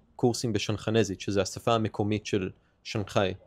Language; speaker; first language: Hebrew; early bilingual, heritage; Hebrew